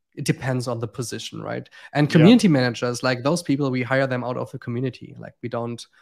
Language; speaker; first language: English; non-native, fluent; German